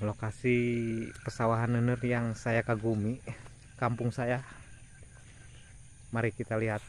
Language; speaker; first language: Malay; non-native, local second language; Sundanese